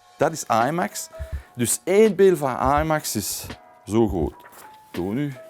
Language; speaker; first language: Dutch; non-native, local second language; French